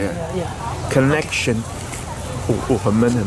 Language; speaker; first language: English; non-native, learner; Chinese